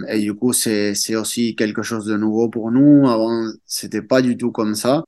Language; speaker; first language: French; non-native, fluent; Spanish